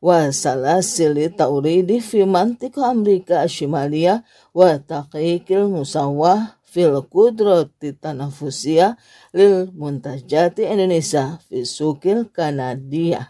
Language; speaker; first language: Arabic; non-native, learner; Indonesian